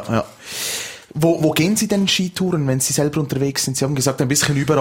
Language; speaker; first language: German; native; German